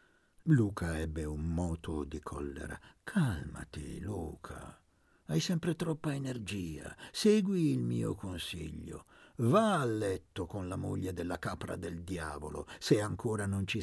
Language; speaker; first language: Italian; native; Italian